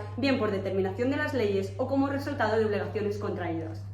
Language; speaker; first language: Spanish; non-native, local second language; Catalan